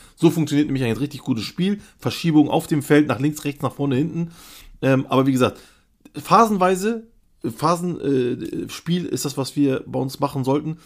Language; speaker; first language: German; early bilingual, other home language; Turkish